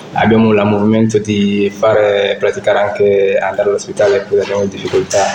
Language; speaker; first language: Italian; non-native, learner; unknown